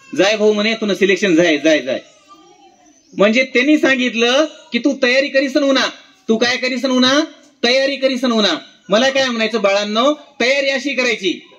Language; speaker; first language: Marathi; non-native, local second language; Urdu